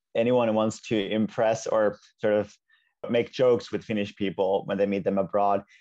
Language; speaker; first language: English; non-native, fluent; Finnish